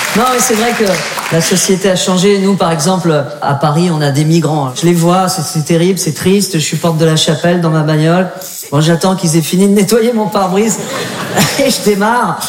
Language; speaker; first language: French; native; French